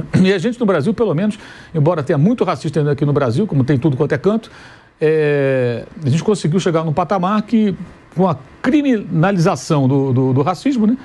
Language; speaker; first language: Portuguese; native; Portuguese